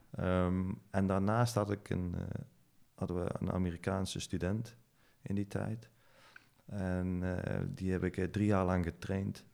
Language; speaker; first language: Dutch; native; Dutch